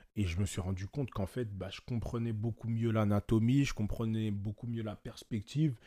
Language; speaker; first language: French; native; French